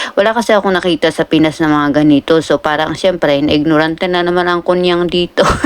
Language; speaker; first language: Filipino; native; Filipino